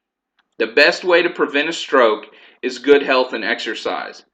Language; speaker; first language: English; native; English